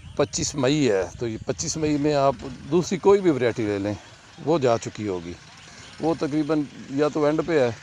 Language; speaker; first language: Urdu; native; Urdu